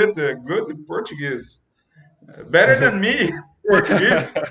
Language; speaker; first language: English; non-native, learner; Portuguese